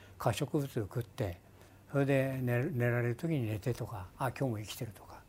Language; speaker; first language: Japanese; native; Japanese